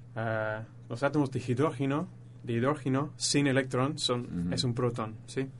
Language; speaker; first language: Spanish; non-native, fluent; English